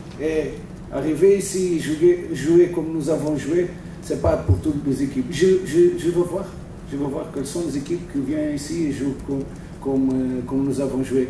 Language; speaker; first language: French; non-native, learner; Portuguese